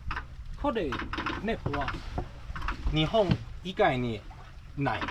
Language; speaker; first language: Japanese; non-native, learner; Chinese